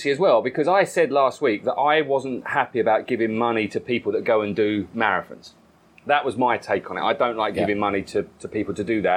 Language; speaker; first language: English; native; English